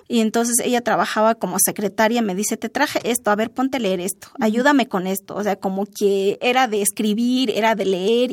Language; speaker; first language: Spanish; non-native, local second language; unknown